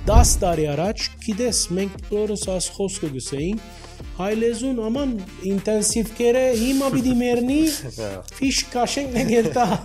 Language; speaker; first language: Armenian; early bilingual, heritage; Armenian